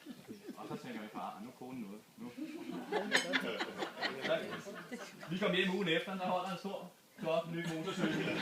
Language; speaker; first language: Danish; native; Danish